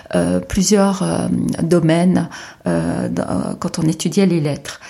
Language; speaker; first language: French; native; French